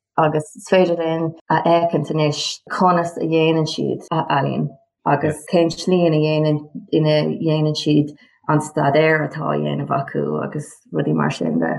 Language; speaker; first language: Irish; non-native, local second language; English